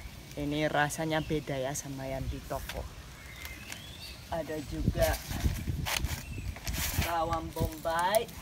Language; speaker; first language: Indonesian; non-native, fluent; Spanish